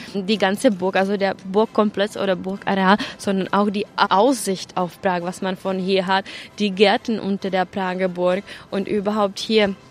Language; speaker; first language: German; non-native, fluent; Czech